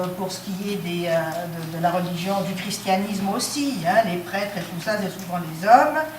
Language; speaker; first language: French; non-native, local second language; Arabic